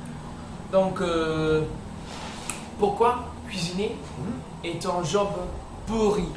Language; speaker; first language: French; non-native, learner; English